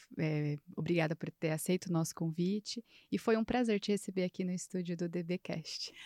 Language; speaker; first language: Portuguese; native; Portuguese